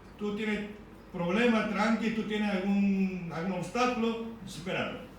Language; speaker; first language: Spanish; non-native, fluent; Korean